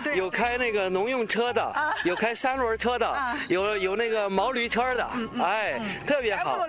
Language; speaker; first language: Chinese; native; Chinese